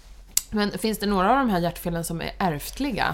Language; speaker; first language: Swedish; native; Swedish